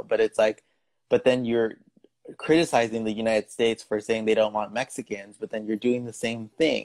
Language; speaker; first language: English; native; English